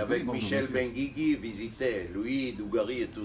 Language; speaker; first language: French; non-native, fluent; Hebrew